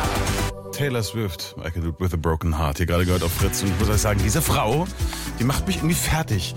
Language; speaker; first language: German; native; German